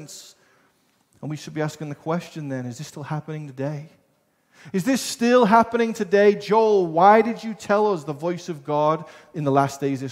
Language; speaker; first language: English; native; English